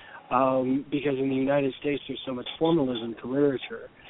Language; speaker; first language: English; native; English